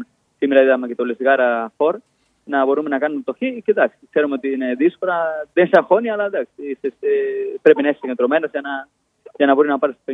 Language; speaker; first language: Greek; non-native, fluent; Spanish